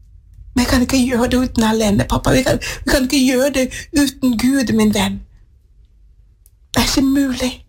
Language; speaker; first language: Norwegian; non-native, fluent; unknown